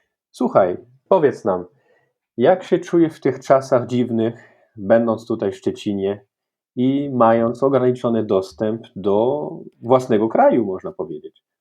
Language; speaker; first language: Polish; non-native, fluent; French